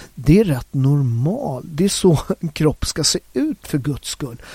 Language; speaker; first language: Swedish; early bilingual, other home language; Italian